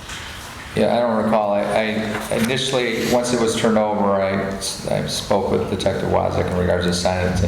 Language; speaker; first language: English; native; English